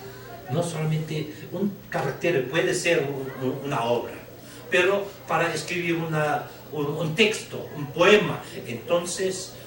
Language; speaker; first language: Spanish; non-native, learner; Chinese